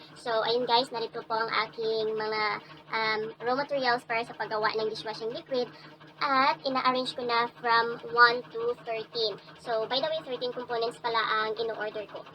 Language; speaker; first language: Filipino; non-native, local second language; Cebuano